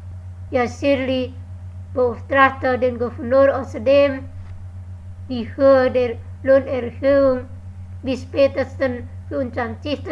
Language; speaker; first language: German; non-native, fluent; Indonesian